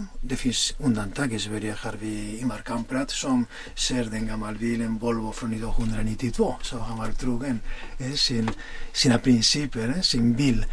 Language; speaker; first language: Swedish; non-native, fluent; Spanish